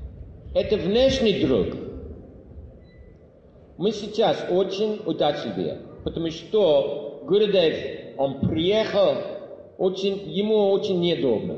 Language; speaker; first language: Russian; non-native, fluent; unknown